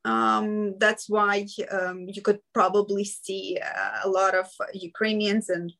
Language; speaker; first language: English; non-native, fluent; Ukrainian